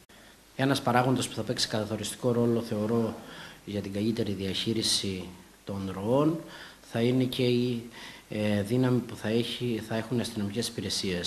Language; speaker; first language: Greek; native; Greek